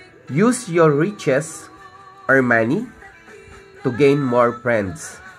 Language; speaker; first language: English; non-native, local second language; Filipino